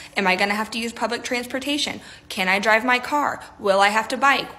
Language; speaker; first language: English; native; English